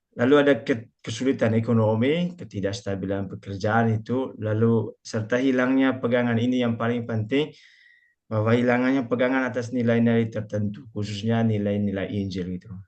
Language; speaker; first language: Indonesian; non-native, local second language; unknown